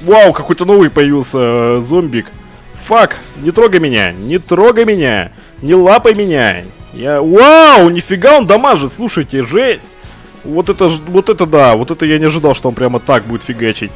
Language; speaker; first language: Russian; native; Russian